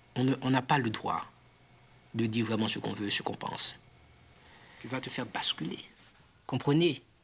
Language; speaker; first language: French; non-native, local second language; Haitian Creole